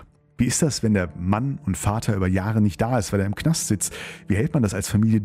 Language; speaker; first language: German; native; German